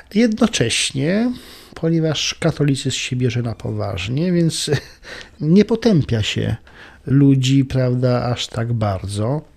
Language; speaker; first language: Polish; native; Polish